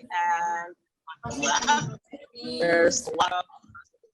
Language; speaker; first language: English; non-native, fluent; Indonesian